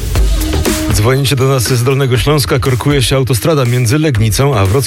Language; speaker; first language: Polish; native; Polish